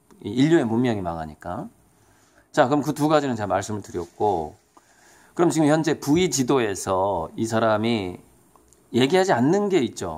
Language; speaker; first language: Korean; native; Korean